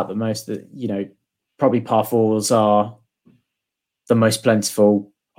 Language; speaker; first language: English; native; English